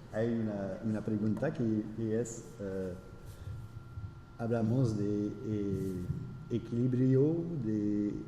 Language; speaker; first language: Spanish; non-native, fluent; French